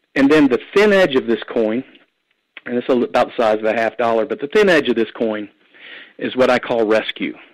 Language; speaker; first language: English; native; English